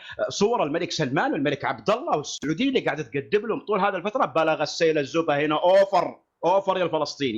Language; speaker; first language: Arabic; native; Arabic